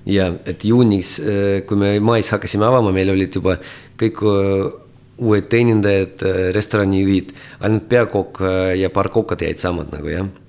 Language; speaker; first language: Estonian; non-native, local second language; Russian